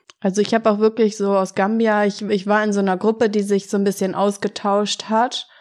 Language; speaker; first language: German; native; German